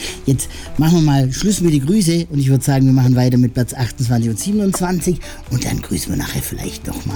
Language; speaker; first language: German; native; German